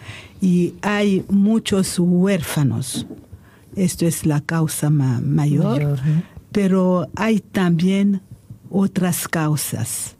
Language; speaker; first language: Spanish; non-native, fluent; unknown